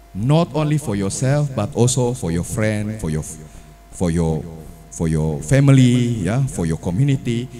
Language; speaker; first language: English; non-native, fluent; Indonesian